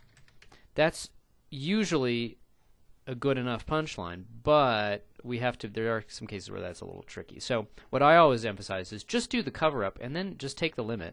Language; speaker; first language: English; native; English